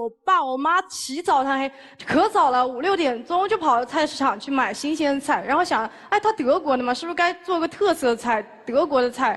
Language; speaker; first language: Chinese; native; Chinese